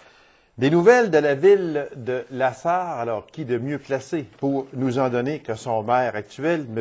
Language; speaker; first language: French; native; French